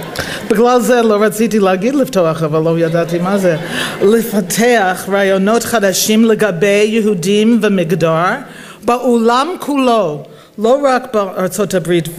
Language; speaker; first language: Hebrew; non-native, fluent; English